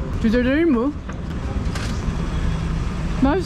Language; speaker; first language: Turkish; non-native, learner; Spanish